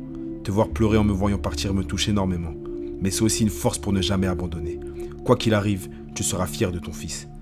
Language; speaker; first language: French; native; French